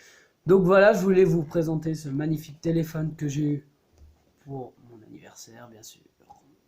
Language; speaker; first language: French; native; French